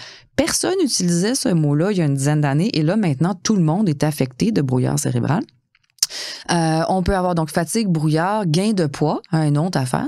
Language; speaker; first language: French; native; French